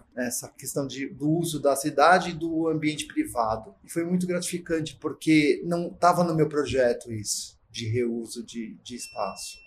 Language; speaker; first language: Portuguese; native; Portuguese